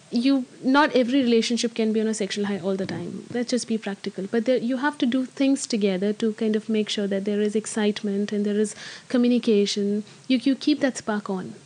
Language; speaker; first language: English; non-native, local second language; Hindi